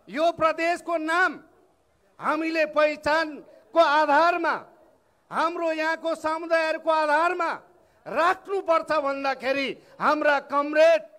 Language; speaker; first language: Nepali; non-native, local second language; Eastern Tamang